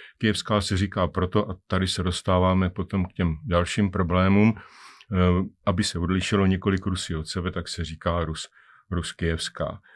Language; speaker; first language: Czech; native; Czech